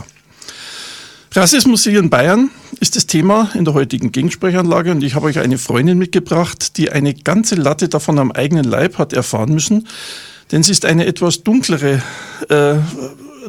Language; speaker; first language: German; native; German